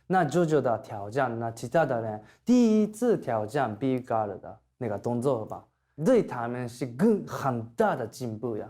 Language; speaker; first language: Chinese; non-native, learner; Japanese